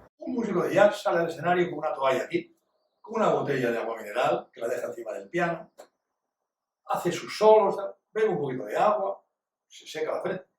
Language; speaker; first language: Spanish; native; Spanish